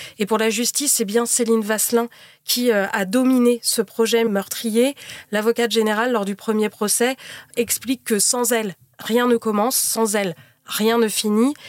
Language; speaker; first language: French; native; French